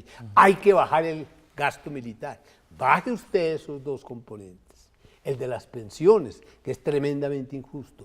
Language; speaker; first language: Spanish; native; Spanish